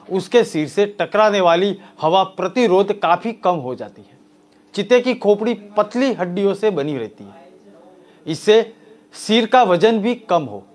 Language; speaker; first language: Hindi; non-native, local second language; Gujarati